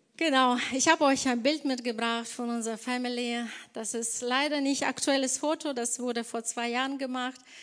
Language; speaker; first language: German; non-native, fluent; Ukrainian